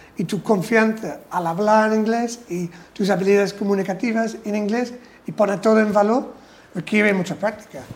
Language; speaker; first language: Spanish; non-native, fluent; English